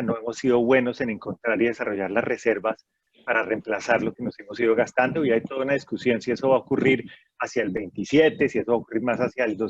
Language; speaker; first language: Spanish; native; Spanish